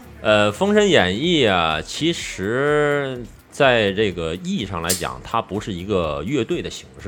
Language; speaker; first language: Chinese; native; Chinese